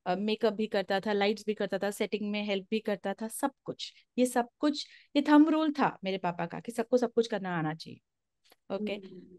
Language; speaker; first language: Hindi; non-native, local second language; Marathi